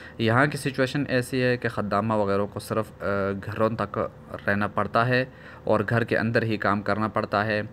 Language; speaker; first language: Urdu; non-native, local second language; Pashto